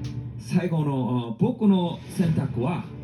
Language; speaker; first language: Japanese; non-native, fluent; Korean